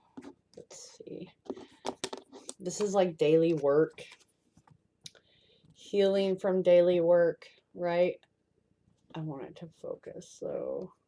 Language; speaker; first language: English; native; English